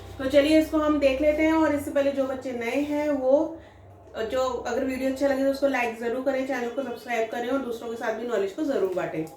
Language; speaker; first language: Hindi; native; Hindi